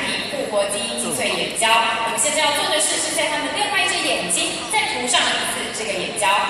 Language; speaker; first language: Chinese; native; Chinese